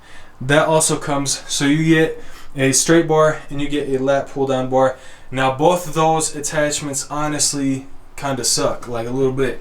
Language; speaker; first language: English; native; English